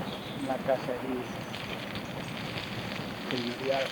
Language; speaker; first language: Spanish; non-native, local second language; Galician